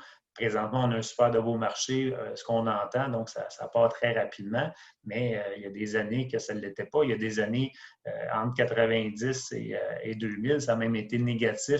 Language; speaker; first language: French; native; French